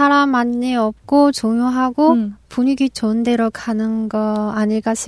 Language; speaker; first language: Korean; non-native, local second language; Chinese